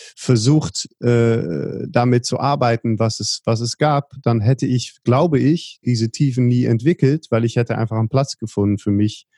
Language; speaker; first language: German; non-native, fluent; Dutch